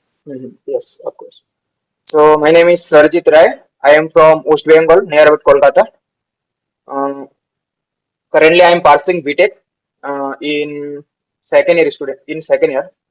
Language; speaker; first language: English; non-native, local second language; Bangla